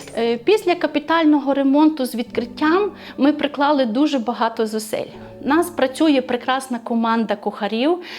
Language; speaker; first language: Ukrainian; native; Ukrainian